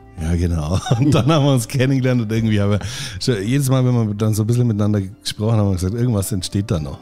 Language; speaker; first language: German; native; German